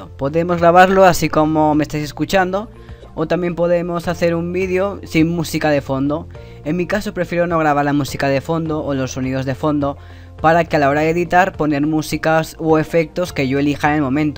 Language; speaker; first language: Spanish; native; Spanish